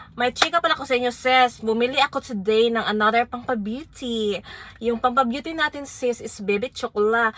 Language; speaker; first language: Filipino; non-native, local second language; Waray